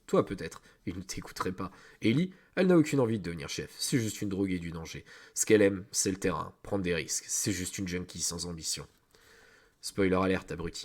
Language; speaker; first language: French; native; French